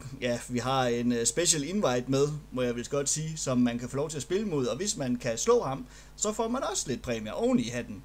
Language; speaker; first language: Danish; native; Danish